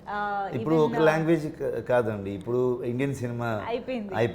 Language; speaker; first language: Telugu; non-native, learner; Kannada